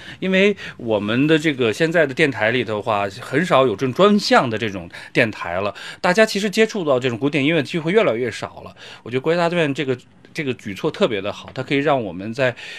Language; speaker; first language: Chinese; native; Chinese